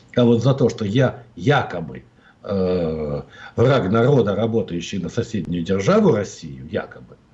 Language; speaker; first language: Russian; native; Russian